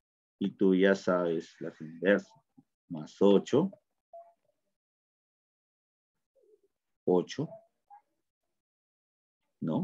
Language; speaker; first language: Spanish; native; Spanish